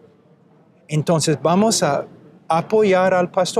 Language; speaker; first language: Spanish; non-native, fluent; English